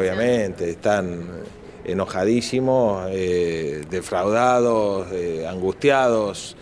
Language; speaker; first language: Spanish; native; Spanish